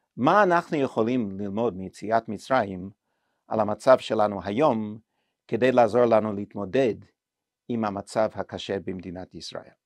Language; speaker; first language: Hebrew; non-native, fluent; English